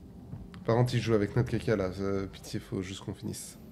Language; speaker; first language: French; native; French